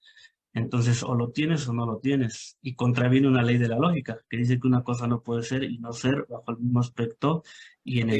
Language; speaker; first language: Spanish; native; Spanish